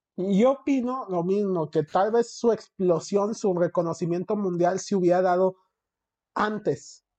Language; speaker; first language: Spanish; early bilingual, heritage; Spanish